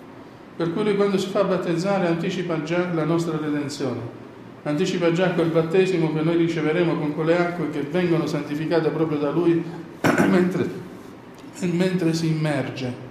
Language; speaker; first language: Italian; native; Italian